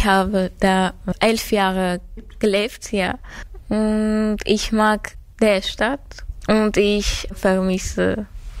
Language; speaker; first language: German; non-native, learner; Armenian